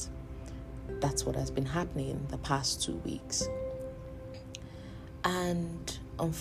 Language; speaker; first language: English; non-native, local second language; Yoruba